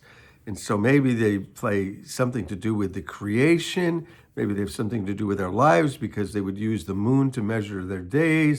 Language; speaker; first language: English; native; English